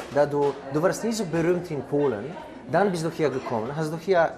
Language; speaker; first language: German; non-native, fluent; Polish